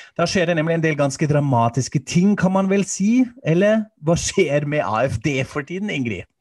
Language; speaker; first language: Norwegian; non-native, fluent; German